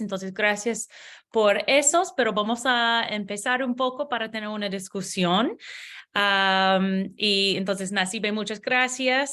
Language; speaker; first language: Spanish; non-native, learner; English